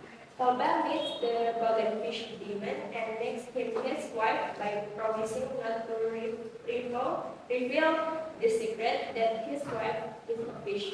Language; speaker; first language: English; non-native, learner; Indonesian